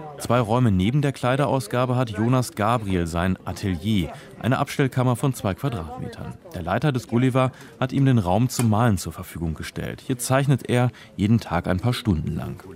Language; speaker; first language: German; native; German